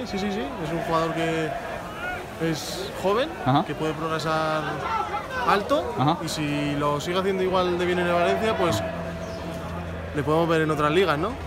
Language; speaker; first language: Spanish; native; Spanish